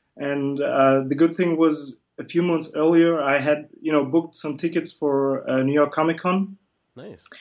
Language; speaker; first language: English; early bilingual, other home language; Kurdish